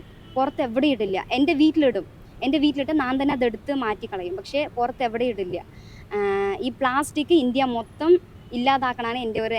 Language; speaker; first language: Malayalam; non-native, local second language; Tamil